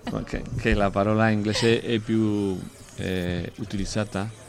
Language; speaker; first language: Italian; non-native, fluent; Spanish